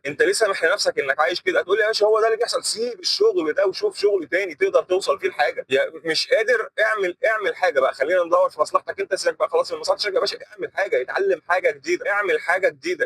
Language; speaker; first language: Arabic; native; Arabic